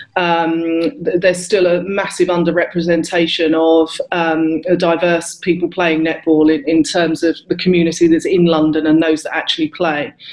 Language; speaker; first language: English; native; English